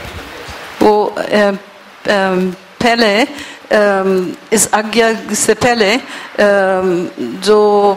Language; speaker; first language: Hindi; non-native, learner; English